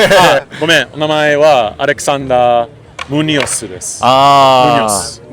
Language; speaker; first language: Japanese; non-native, learner; English